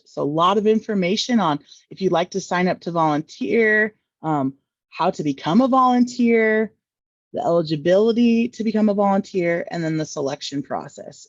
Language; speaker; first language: English; native; English